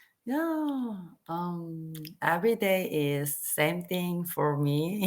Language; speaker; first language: English; non-native, learner; Korean